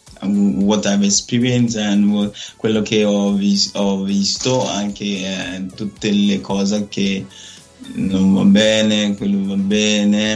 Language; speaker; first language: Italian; non-native, learner; Nigerian Pidgin